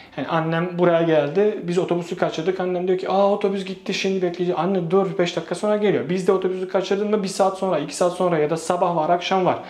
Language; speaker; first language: Turkish; non-native, fluent; Bosnian